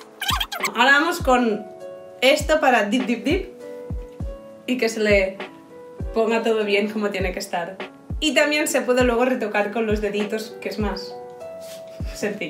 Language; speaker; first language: Spanish; native; Spanish